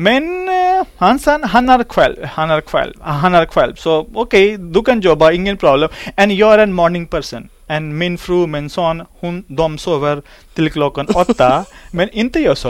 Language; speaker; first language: Swedish; non-native, learner; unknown